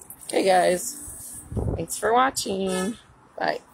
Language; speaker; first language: English; early bilingual, other home language; Spanish